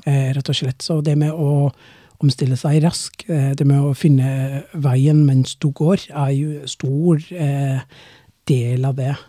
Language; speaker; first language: Norwegian; non-native, fluent; Somali